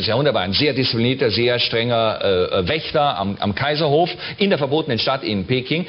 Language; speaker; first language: German; native; German